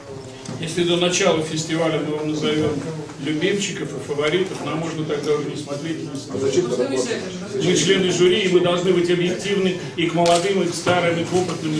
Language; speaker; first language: Russian; native; Russian